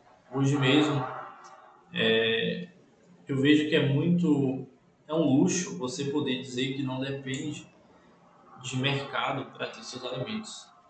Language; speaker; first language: Portuguese; native; Portuguese